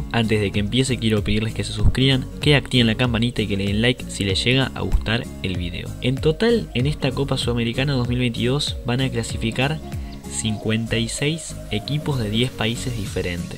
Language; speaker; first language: Spanish; native; Spanish